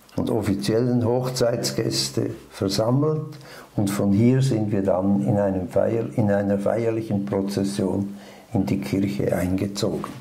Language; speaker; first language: German; native; German